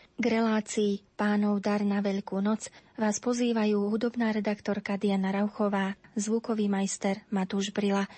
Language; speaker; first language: Slovak; native; Slovak